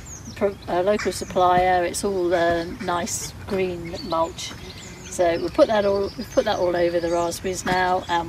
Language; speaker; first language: English; native; English